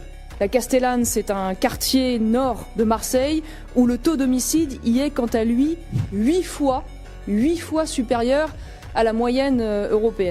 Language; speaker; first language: French; native; French